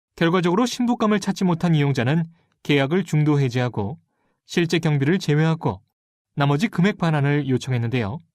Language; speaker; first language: Korean; native; Korean